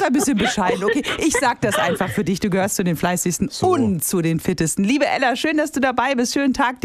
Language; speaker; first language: German; native; German